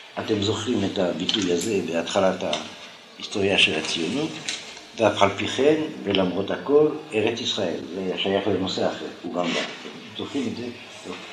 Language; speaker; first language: Hebrew; non-native, fluent; French